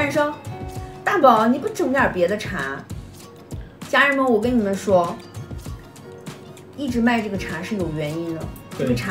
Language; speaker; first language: Chinese; native; Chinese